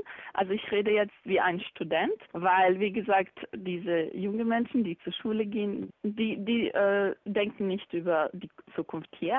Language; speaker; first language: German; non-native, fluent; Bosnian